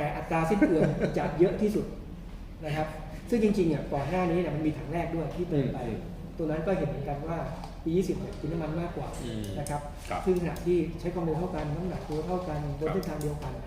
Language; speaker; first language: Thai; native; Thai